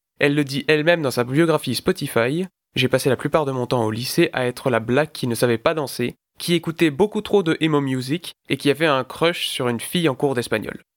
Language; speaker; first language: French; native; French